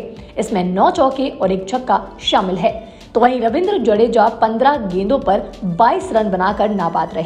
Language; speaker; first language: Hindi; native; Hindi